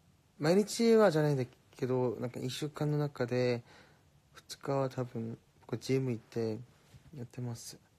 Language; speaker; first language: Japanese; non-native, fluent; Korean